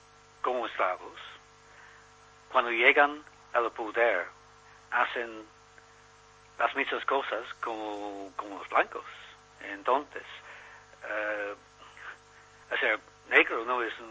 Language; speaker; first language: Spanish; non-native, learner; English